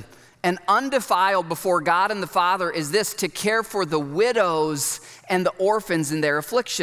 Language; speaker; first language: English; native; English